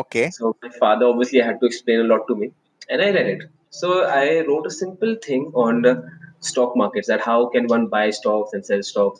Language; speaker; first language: English; non-native, local second language; Hindi